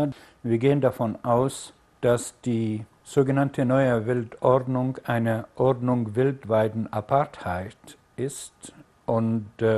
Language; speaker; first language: German; non-native, fluent; Arabic